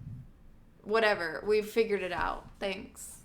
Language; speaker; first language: English; native; English